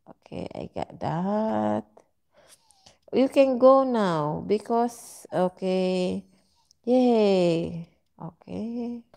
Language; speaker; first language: English; non-native, learner; Filipino